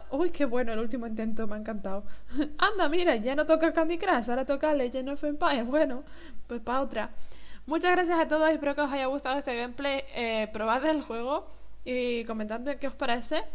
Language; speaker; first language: Spanish; native; Spanish